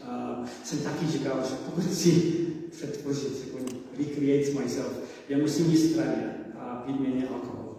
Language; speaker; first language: Czech; non-native, learner; English